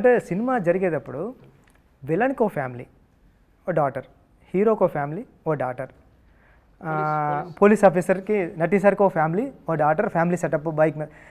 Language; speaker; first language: Telugu; native; Telugu